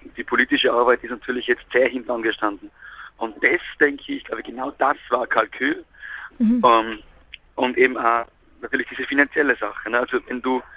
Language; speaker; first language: German; native; German